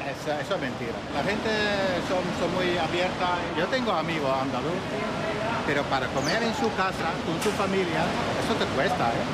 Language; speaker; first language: Spanish; non-native, fluent; Dutch